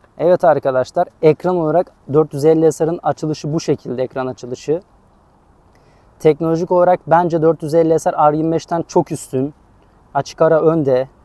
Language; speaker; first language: Turkish; native; Turkish